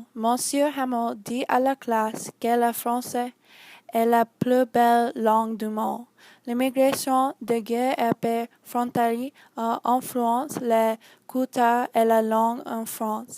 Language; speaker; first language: French; non-native, learner; English